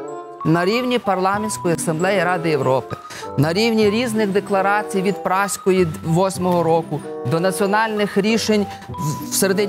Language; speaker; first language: Ukrainian; native; Ukrainian